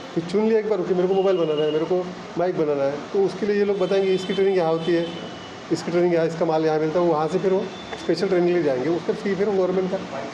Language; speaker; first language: Hindi; non-native, local second language; Marathi